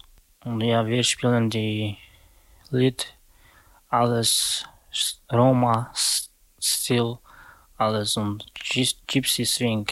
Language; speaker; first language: German; non-native, learner; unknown